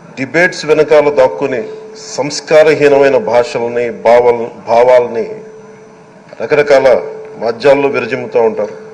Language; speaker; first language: Telugu; native; Telugu